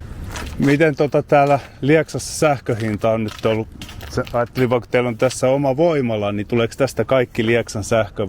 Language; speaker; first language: Finnish; native; Finnish